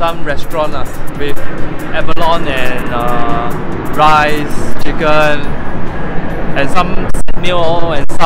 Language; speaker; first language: English; non-native, local second language; Chinese